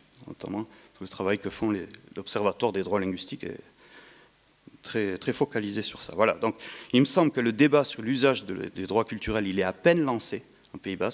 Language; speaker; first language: French; native; French